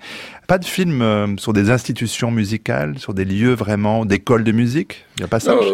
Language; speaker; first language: French; native; French